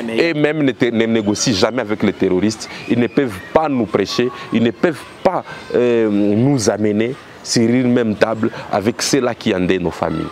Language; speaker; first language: French; non-native, local second language; Swahili